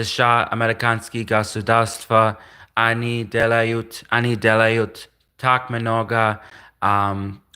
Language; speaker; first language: Russian; non-native, learner; English